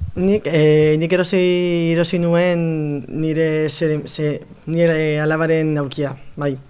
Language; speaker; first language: Basque; non-native, local second language; Spanish